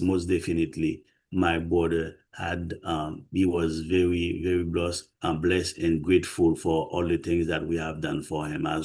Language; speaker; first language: English; non-native, fluent; Haitian Creole